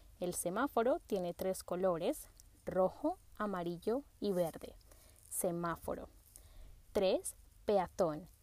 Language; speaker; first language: Spanish; native; Spanish